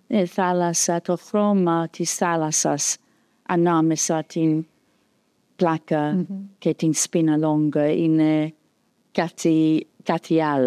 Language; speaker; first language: Greek; non-native, fluent; English